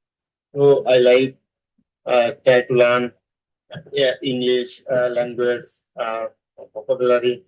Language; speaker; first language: English; non-native, learner; Bangla